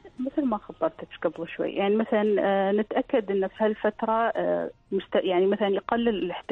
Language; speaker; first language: Arabic; native; Arabic